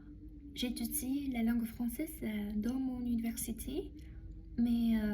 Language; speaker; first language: French; non-native, learner; Chinese